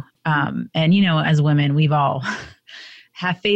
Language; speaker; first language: English; native; English